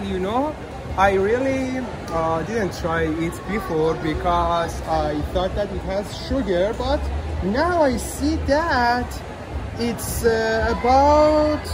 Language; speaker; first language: English; non-native, learner; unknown